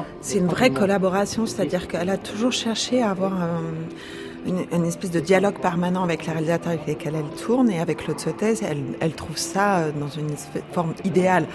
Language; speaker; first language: French; native; French